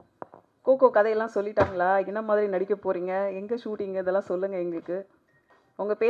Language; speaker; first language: Tamil; native; Tamil